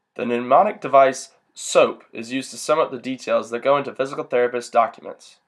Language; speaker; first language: English; native; English